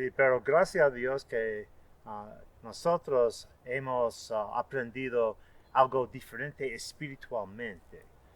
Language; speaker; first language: Spanish; non-native, fluent; English